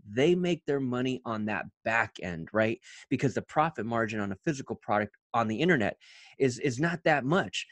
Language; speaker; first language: English; native; English